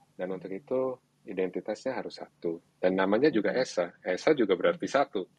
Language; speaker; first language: Indonesian; early bilingual, other home language; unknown